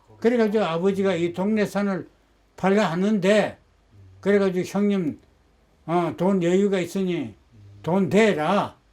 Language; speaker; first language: Korean; native; Korean